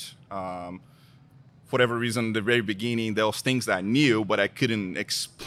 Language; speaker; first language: English; non-native, fluent; Portuguese